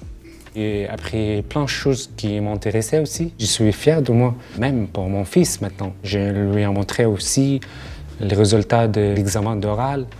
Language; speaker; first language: French; non-native, learner; Arabic